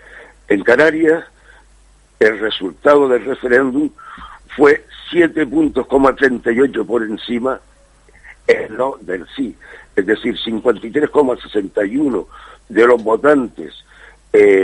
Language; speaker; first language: Spanish; native; Spanish